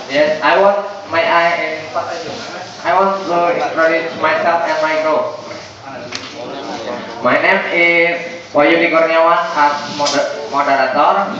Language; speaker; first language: English; non-native, learner; Indonesian